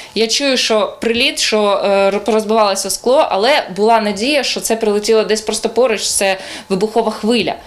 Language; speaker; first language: Ukrainian; native; Ukrainian